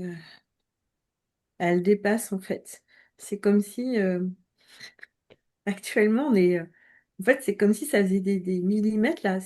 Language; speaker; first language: French; native; French